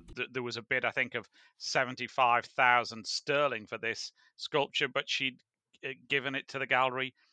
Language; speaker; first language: English; native; English